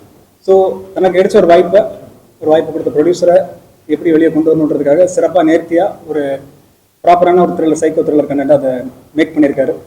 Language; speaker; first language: Tamil; native; Tamil